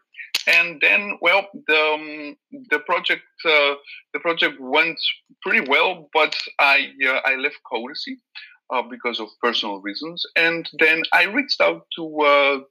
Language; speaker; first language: English; non-native, fluent; Catalan